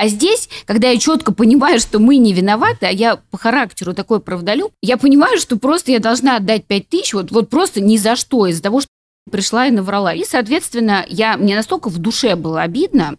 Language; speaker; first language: Russian; native; Russian